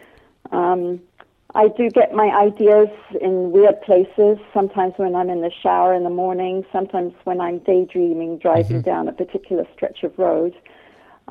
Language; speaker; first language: English; native; English